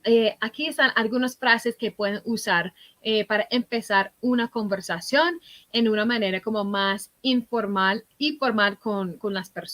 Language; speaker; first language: Spanish; non-native, fluent; English